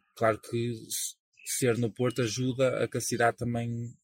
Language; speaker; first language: Portuguese; native; Portuguese